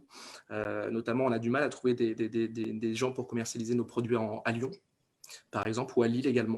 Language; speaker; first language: French; native; French